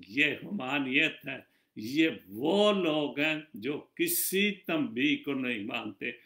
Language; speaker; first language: Urdu; non-native, local second language; Punjabi